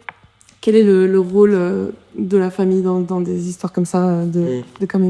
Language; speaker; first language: French; native; French